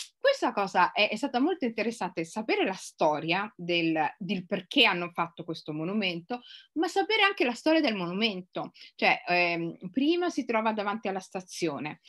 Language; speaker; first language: Italian; native; Italian